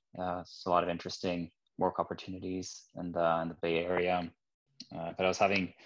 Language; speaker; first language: English; non-native, fluent; Norwegian